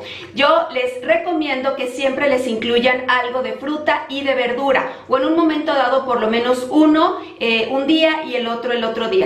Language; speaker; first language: Spanish; native; Spanish